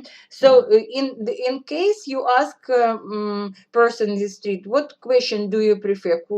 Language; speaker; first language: English; non-native, fluent; Russian